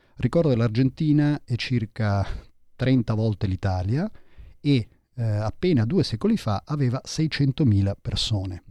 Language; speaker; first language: Italian; early bilingual, heritage; Italian